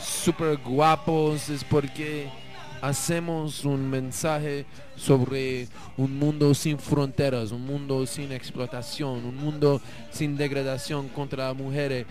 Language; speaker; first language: Spanish; non-native, learner; English